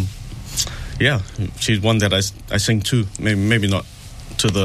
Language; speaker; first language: English; native; English